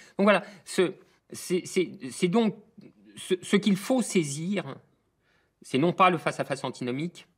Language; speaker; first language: French; native; French